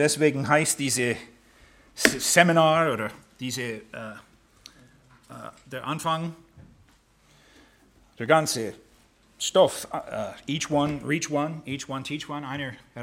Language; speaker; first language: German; non-native, fluent; English